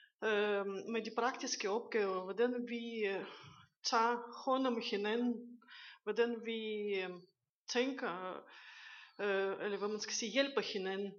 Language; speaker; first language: Danish; non-native, fluent; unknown